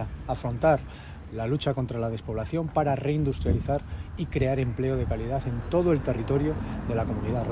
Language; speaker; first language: Spanish; native; Spanish